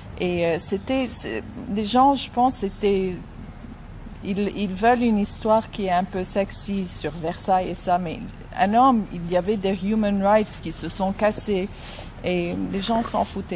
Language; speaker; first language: French; non-native, fluent; Arabic